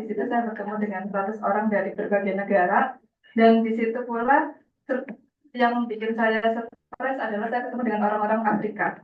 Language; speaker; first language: Indonesian; native; Indonesian